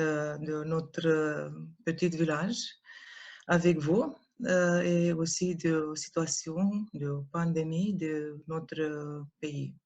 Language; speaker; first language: French; non-native, learner; Romanian